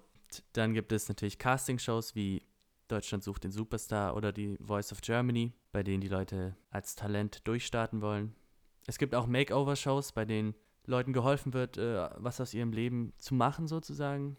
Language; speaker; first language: German; native; German